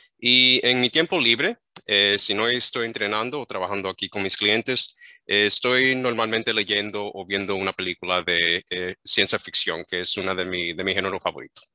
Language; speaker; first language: Spanish; early bilingual, heritage; English